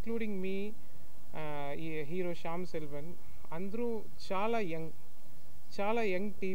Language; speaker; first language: Telugu; non-native, learner; Tamil